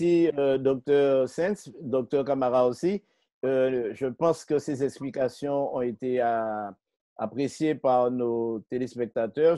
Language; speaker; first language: French; native; French